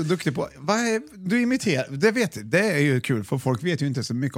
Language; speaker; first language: Swedish; native; Swedish